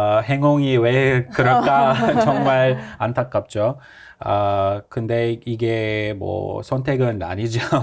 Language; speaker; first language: Korean; non-native, fluent; Arabic